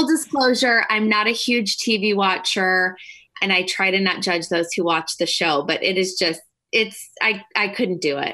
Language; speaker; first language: English; native; English